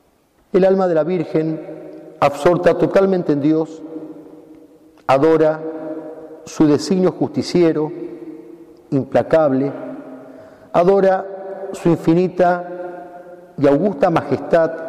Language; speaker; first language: Spanish; native; Spanish